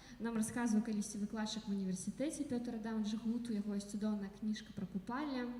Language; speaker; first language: Belarusian; non-native, local second language; Russian